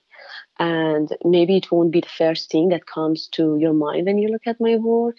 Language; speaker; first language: English; non-native, fluent; Persian